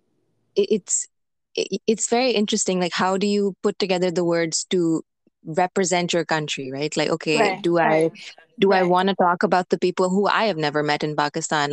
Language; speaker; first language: English; non-native, local second language; Urdu